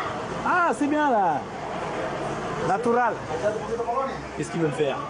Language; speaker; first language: French; native; French